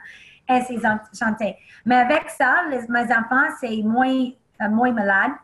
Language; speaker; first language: French; non-native, learner; English